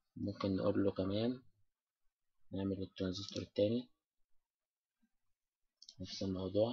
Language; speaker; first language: Arabic; native; Arabic